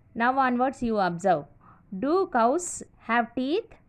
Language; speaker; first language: English; non-native, local second language; Telugu